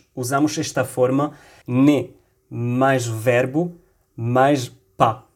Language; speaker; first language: Portuguese; non-native, fluent; Arabic